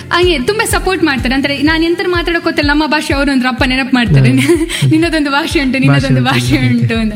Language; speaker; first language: Kannada; non-native, local second language; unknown